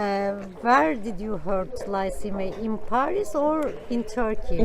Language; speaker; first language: English; non-native, learner; Turkish